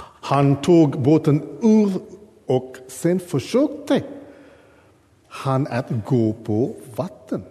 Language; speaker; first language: Swedish; non-native, fluent; English